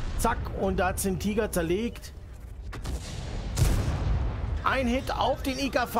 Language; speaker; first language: German; native; German